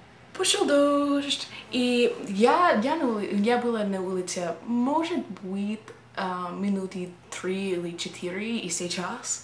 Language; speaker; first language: Russian; non-native, learner; English